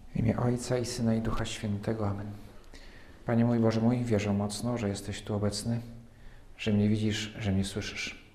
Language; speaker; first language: Polish; native; Polish